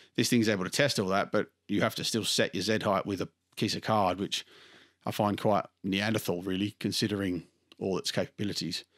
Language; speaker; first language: English; native; English